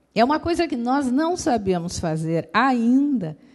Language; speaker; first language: Portuguese; native; Portuguese